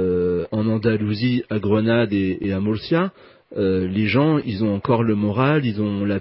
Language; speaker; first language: French; native; French